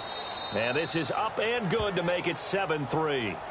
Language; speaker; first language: English; native; English